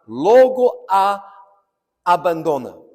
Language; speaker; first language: Portuguese; non-native, fluent; English